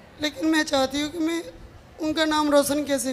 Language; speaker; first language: Hindi; native; Hindi